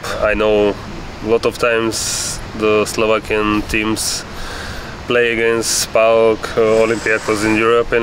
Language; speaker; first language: English; non-native, learner; Slovak